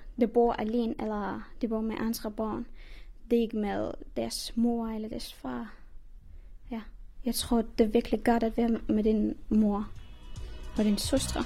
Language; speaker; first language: Danish; non-native, learner; Persian